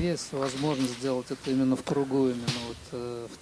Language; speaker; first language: Russian; native; Russian